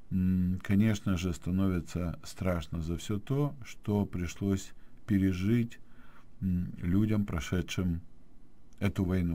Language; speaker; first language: Russian; native; Russian